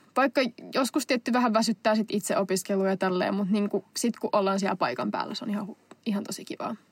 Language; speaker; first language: Finnish; non-native, local second language; Swedish